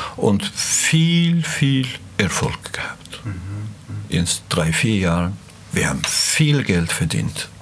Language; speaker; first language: German; non-native, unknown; Azerbaijani